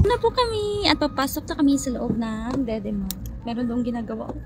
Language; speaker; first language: Filipino; non-native, local second language; Hiligaynon